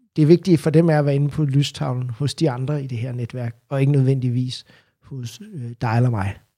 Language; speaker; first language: Danish; native; Danish